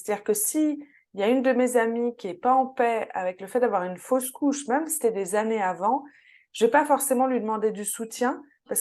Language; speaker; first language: French; native; French